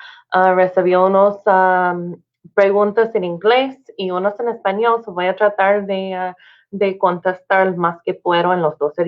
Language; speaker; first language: Spanish; non-native, learner; English